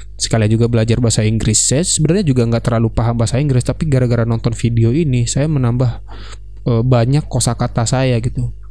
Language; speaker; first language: Indonesian; non-native, local second language; Minangkabau